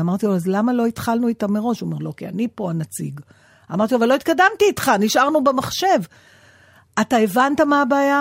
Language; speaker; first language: Hebrew; native; Hebrew